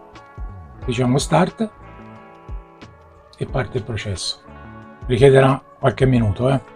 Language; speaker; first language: Italian; native; Italian